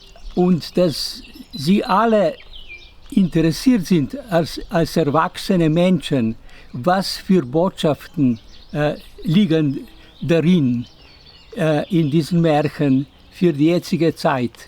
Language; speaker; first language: German; non-native, fluent; Slovenian